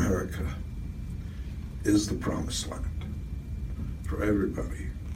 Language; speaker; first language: English; non-native, fluent; Hebrew